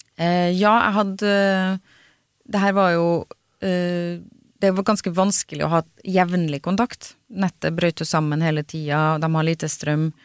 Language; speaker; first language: Norwegian; native; Norwegian